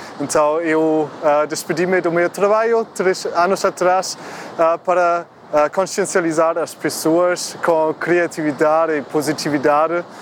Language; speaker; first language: Portuguese; non-native, fluent; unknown